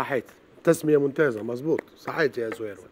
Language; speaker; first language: Arabic; native; Arabic